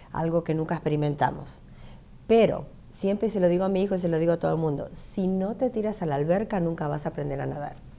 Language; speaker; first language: Spanish; native; Spanish